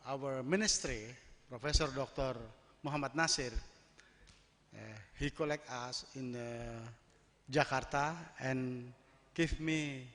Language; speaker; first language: English; non-native, learner; Indonesian